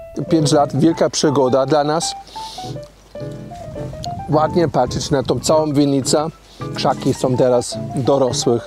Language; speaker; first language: Polish; non-native, learner; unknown